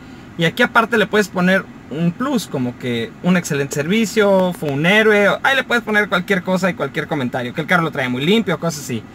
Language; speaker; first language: Spanish; native; Spanish